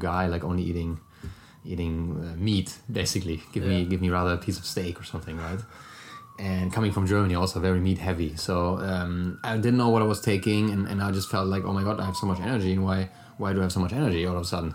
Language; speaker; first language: English; non-native, fluent; German